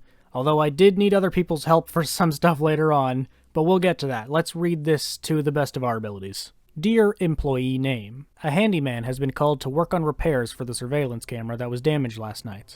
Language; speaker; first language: English; native; English